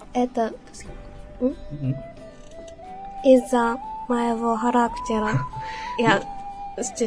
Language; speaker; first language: Russian; non-native, learner; Japanese